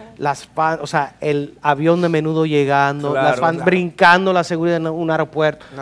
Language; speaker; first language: Spanish; early bilingual, heritage; Spanish